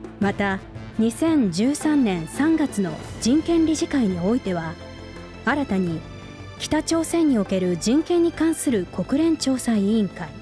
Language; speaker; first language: Japanese; native; Japanese